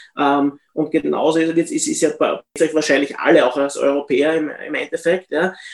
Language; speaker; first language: German; native; German